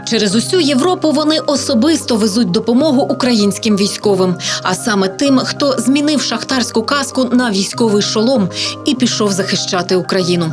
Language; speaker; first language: Ukrainian; native; Ukrainian